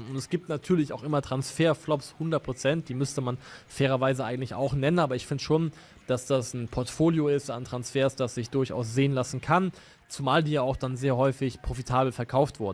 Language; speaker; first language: German; native; German